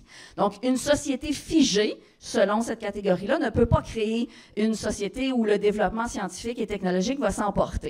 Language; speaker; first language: French; native; French